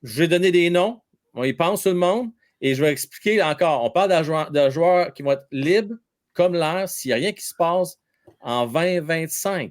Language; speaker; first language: French; native; French